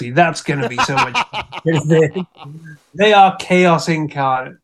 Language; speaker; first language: English; native; English